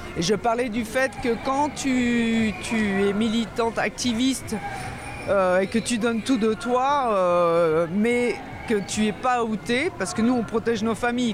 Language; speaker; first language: French; native; French